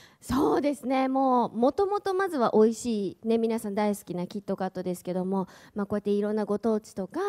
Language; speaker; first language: Japanese; native; Japanese